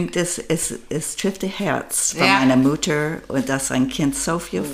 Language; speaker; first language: German; non-native, fluent; English